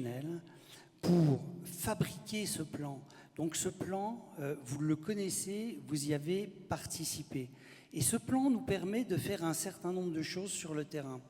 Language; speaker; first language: French; native; French